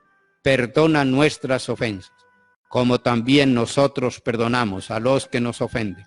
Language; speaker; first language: Spanish; native; Spanish